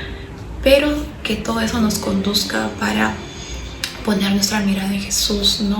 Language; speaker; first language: Spanish; native; Spanish